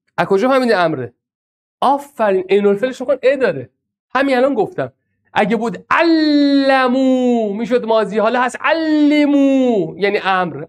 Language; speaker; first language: Persian; non-native, local second language; Azerbaijani